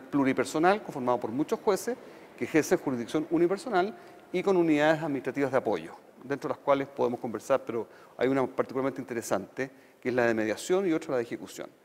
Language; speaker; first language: Spanish; native; Spanish